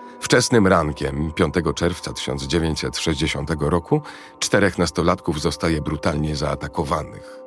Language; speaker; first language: Polish; native; Polish